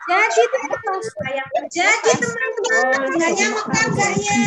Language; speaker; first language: Indonesian; native; Indonesian